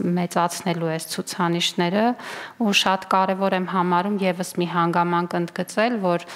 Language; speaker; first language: Armenian; native; Armenian